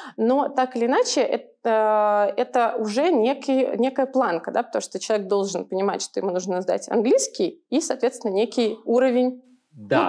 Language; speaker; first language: Russian; native; Russian